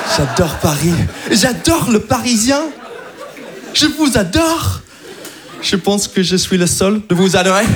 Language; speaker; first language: French; non-native, fluent; English